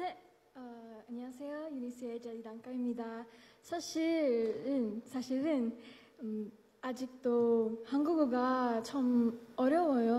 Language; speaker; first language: Korean; non-native, learner; Filipino